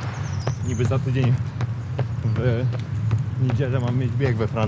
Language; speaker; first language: Polish; native; Polish